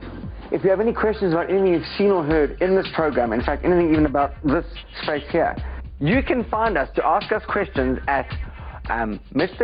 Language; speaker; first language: English; native; English